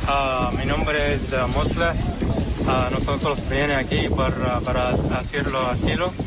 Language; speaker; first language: Spanish; non-native, learner; Arabic